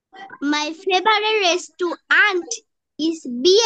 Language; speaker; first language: English; non-native, learner; Bangla